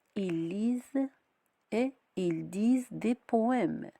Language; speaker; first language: French; non-native, local second language; Arabic